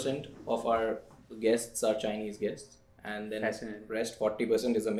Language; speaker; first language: English; non-native, local second language; Hindi